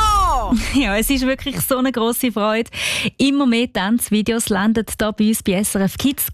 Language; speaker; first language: German; native; German